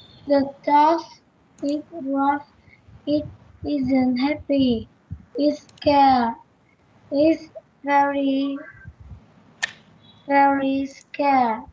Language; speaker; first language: English; non-native, learner; Vietnamese